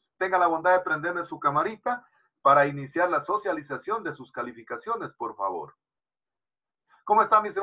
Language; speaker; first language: Spanish; native; Spanish